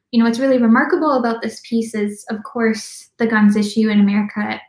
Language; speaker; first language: English; native; English